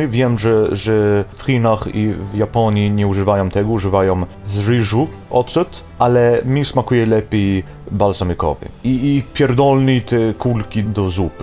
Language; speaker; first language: Polish; early bilingual, heritage; Polish